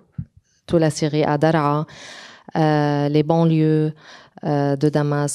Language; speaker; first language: French; non-native, local second language; Arabic